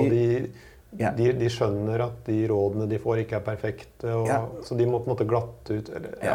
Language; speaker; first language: Norwegian; native; Norwegian